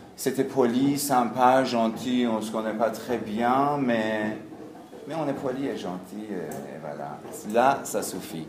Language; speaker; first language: French; non-native, learner; Persian